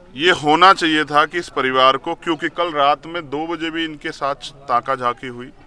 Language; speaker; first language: Hindi; native; Hindi